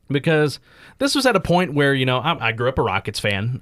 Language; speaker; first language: English; early bilingual, other home language; Filipino